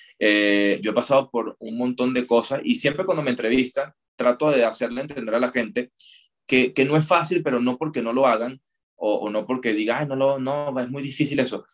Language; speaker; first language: Spanish; native; Spanish